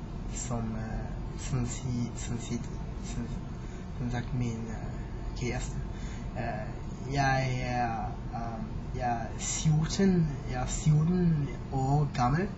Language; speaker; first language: Danish; non-native, learner; English